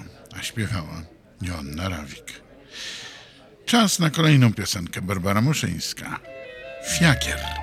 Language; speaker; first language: Polish; native; Polish